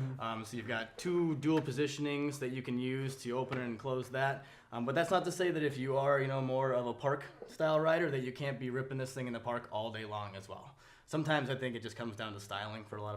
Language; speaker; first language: English; native; English